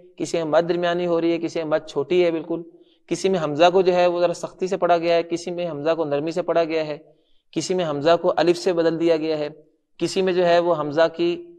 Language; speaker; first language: Urdu; non-native, local second language; Punjabi